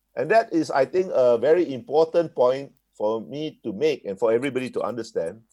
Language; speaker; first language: English; native; English